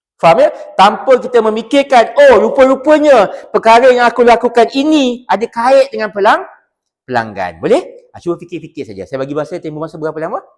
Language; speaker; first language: Malay; native; Malay